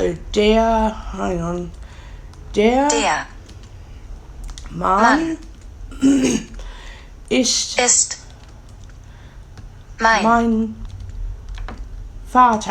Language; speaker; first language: German; non-native, learner; English